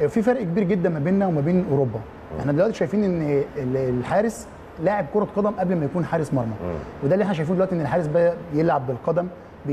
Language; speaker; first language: Arabic; native; Arabic